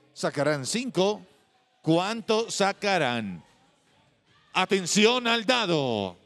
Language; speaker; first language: Spanish; native; Spanish